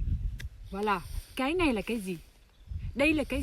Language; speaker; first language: Vietnamese; non-native, fluent; French